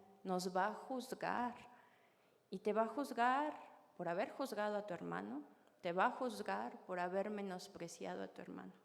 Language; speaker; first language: Spanish; native; Spanish